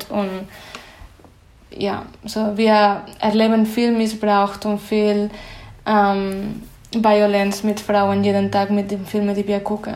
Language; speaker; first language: German; non-native, fluent; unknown